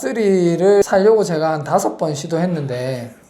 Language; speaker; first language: Korean; native; Korean